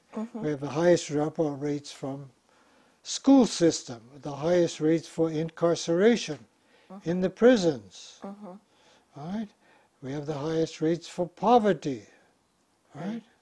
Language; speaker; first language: English; native; English